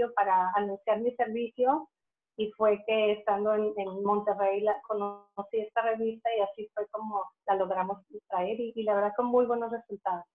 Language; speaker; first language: Spanish; native; Spanish